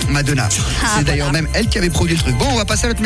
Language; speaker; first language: French; native; French